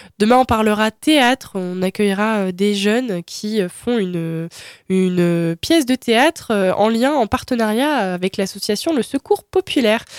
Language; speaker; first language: French; native; French